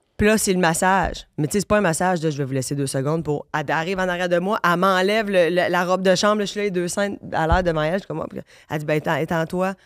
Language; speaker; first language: French; native; French